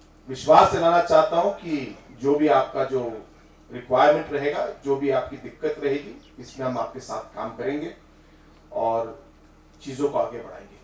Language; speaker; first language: Hindi; non-native, local second language; Garo